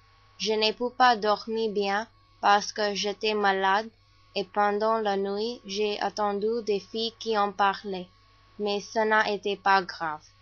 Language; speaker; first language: French; non-native, learner; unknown